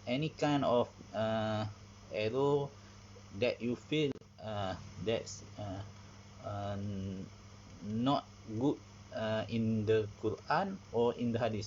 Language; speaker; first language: English; non-native, learner; Malay